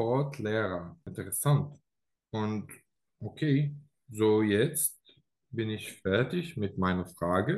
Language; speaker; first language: German; non-native, learner; Arabic